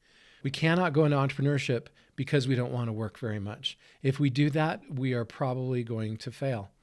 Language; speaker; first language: English; native; English